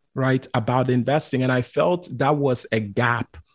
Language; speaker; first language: English; non-native, local second language; Akan